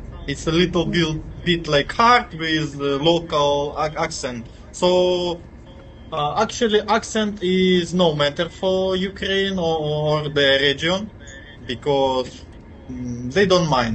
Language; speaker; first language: English; non-native, fluent; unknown